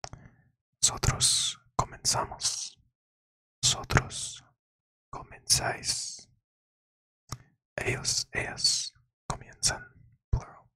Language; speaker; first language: Spanish; non-native, learner; English